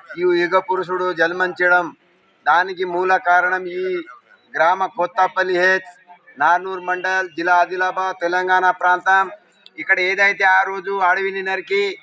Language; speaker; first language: Telugu; non-native, local second language; Lambadi